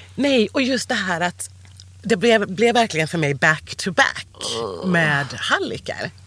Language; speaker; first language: Swedish; native; Swedish